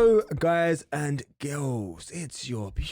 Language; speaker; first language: English; native; English